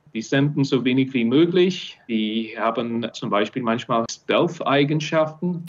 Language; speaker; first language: German; non-native, fluent; English